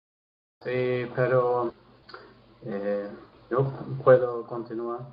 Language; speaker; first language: Spanish; non-native, fluent; Swedish